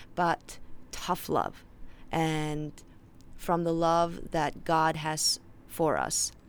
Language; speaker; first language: English; non-native, fluent; Faroese